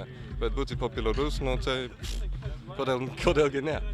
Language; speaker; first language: Lithuanian; non-native, fluent; English